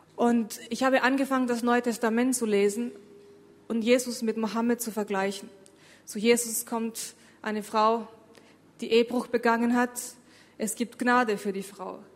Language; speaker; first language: German; early bilingual, other home language; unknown